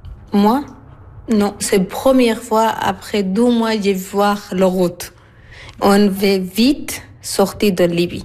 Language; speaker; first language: French; non-native, learner; Arabic